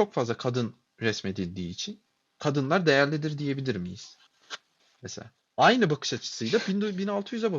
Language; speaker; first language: Turkish; native; Turkish